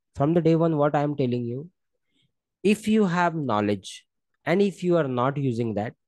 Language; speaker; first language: English; non-native, local second language; Marathi